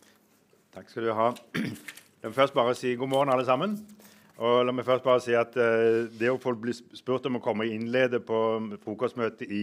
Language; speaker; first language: Norwegian; native; Norwegian